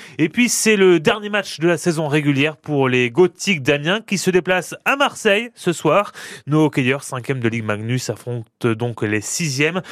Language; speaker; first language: French; native; French